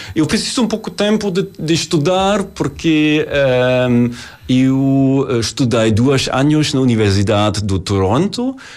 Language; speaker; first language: Portuguese; non-native, learner; German